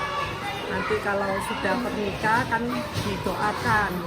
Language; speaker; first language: Indonesian; native; Indonesian